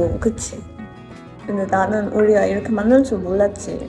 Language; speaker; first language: Korean; non-native, fluent; Nepali